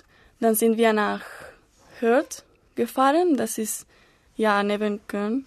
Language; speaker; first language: German; non-native, learner; Spanish